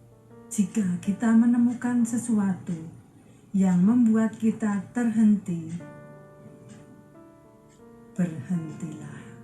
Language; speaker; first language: Indonesian; native; Indonesian